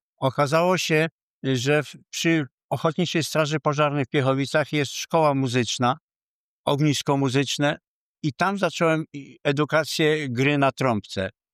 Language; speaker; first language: Polish; native; Polish